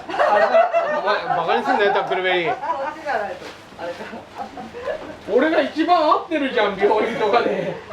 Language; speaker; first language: Japanese; native; Japanese